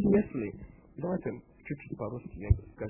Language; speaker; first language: Russian; non-native, fluent; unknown